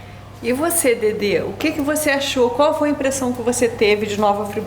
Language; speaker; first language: Portuguese; native; Portuguese